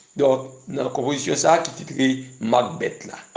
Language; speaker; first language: French; non-native, local second language; Haitian Creole